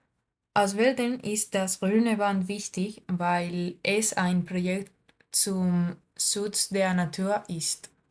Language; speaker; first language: German; non-native, learner; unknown